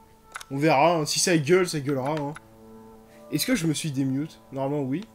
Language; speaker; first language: French; native; French